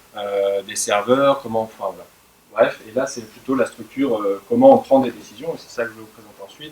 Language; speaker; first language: French; native; French